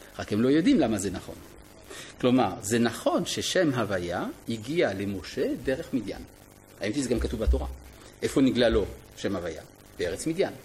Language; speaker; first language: Hebrew; non-native, fluent; French